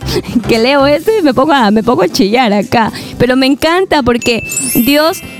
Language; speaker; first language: Spanish; native; Spanish